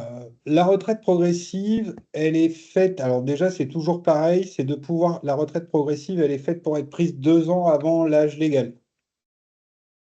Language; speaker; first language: French; native; French